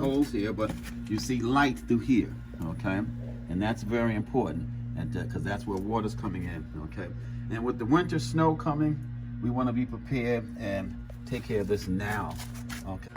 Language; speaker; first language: English; native; English